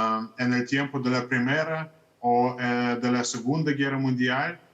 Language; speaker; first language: Spanish; non-native, fluent; Russian